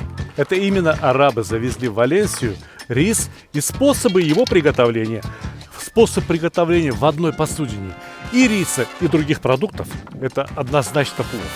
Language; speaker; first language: Russian; native; Russian